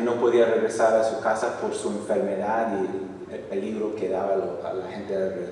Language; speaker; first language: Spanish; non-native, fluent; English